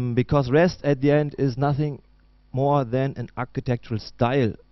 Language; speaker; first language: English; non-native, fluent; German